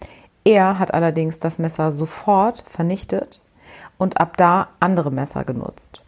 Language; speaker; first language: German; native; German